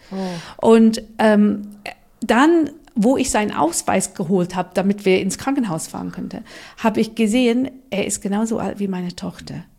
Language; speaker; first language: German; non-native, fluent; English